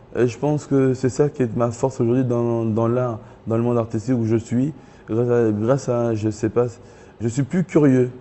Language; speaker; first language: French; early bilingual, other home language; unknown